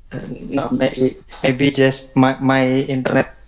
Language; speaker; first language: English; non-native, learner; Indonesian